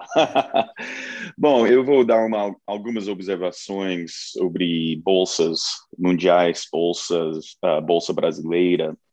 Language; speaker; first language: Portuguese; non-native, fluent; English